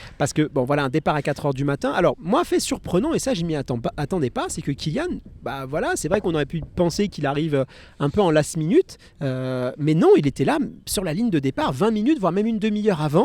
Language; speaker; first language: French; native; French